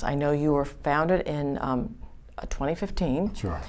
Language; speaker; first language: English; native; English